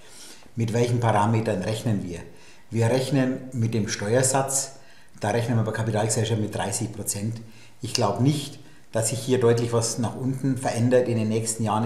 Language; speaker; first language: German; native; German